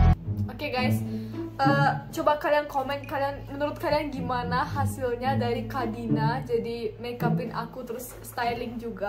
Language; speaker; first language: Indonesian; early bilingual, other home language; Russian